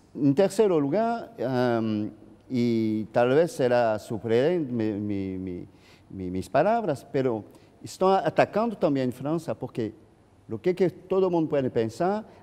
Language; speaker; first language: Spanish; non-native, fluent; French